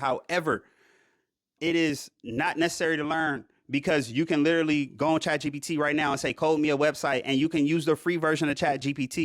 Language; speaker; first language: English; native; English